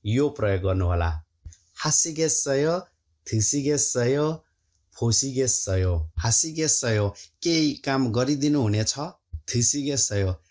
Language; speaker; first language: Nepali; native; Nepali